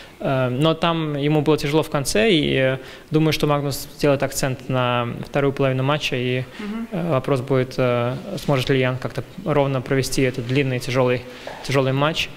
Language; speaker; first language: Russian; early bilingual, heritage; Russian